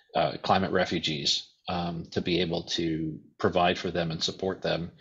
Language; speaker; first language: English; native; English